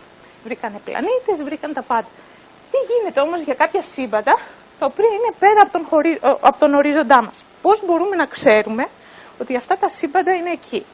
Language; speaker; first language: Greek; native; Greek